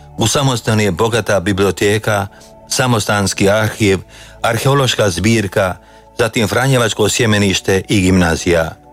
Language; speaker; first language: Croatian; native; Croatian